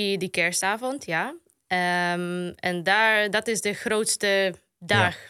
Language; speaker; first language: Dutch; non-native, fluent; Polish